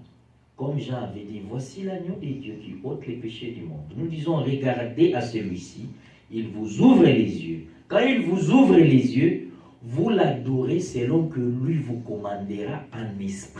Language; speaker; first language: French; non-native, local second language; Lingala